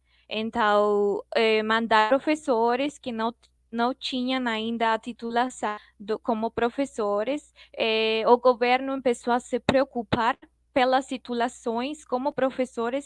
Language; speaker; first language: Portuguese; non-native, fluent; Spanish